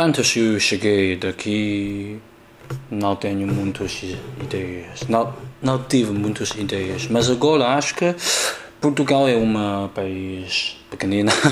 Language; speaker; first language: Portuguese; non-native, learner; Chinese